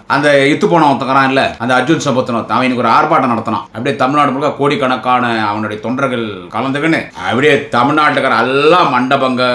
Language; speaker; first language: Tamil; non-native, local second language; Telugu